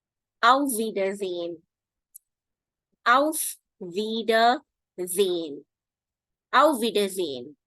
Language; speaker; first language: German; non-native, fluent; Hindi